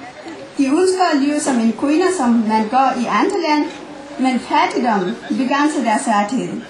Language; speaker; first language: Danish; non-native, fluent; Nepali